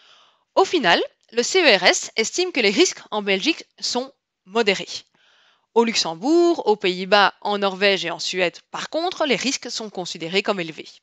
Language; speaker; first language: French; native; French